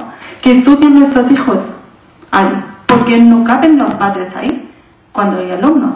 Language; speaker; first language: Spanish; non-native, learner; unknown